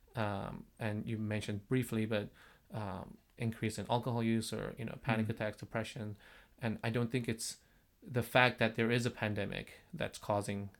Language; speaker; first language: English; non-native, fluent; Korean